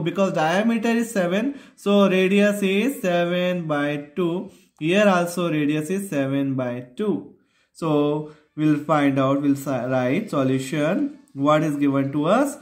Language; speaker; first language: English; non-native, local second language; Hindi